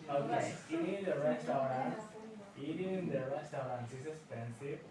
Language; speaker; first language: English; non-native, learner; Spanish